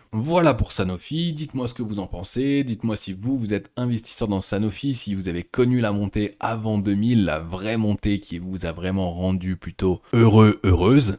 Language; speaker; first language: French; native; French